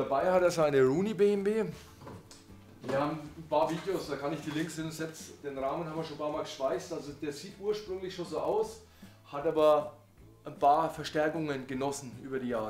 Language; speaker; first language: German; native; German